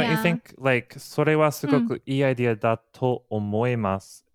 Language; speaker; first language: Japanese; non-native, fluent; English